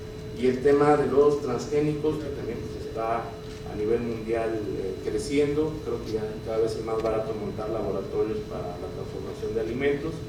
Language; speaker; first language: Spanish; native; Spanish